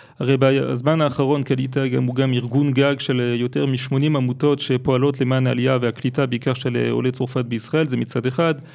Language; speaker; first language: Hebrew; non-native, fluent; French